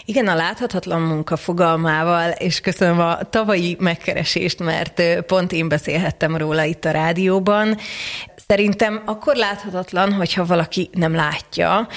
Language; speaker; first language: Hungarian; native; Hungarian